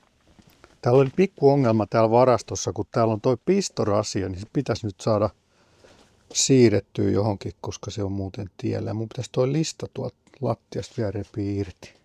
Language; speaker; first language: Finnish; native; Finnish